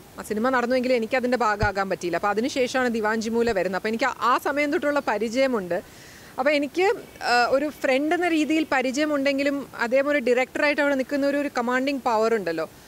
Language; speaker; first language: Malayalam; native; Malayalam